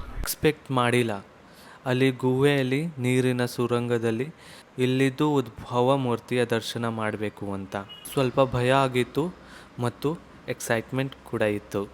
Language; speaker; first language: Kannada; non-native, learner; Hindi